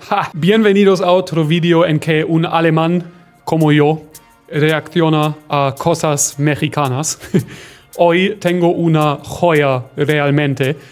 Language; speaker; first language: Spanish; non-native, fluent; German